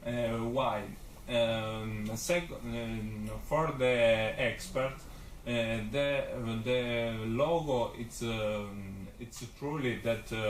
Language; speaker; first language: English; non-native, learner; Italian